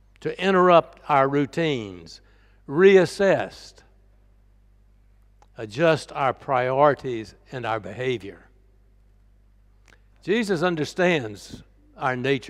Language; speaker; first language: English; native; English